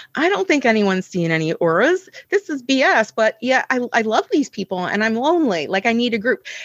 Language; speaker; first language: English; native; English